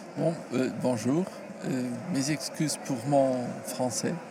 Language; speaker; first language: French; non-native, learner; Portuguese